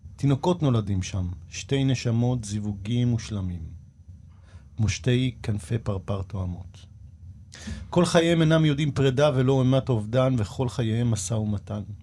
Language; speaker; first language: Hebrew; native; Hebrew